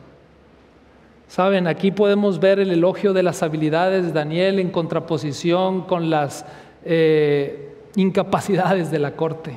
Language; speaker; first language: Spanish; native; Spanish